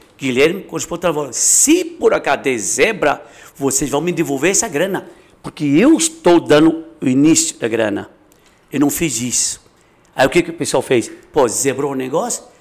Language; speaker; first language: Portuguese; non-native, fluent; Chinese